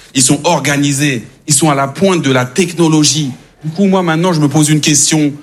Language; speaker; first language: French; early bilingual, other home language; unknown